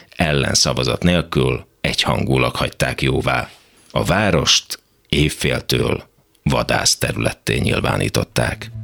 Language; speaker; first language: Hungarian; native; Hungarian